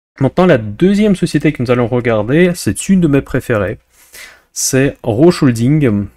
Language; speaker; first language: French; non-native, fluent; Russian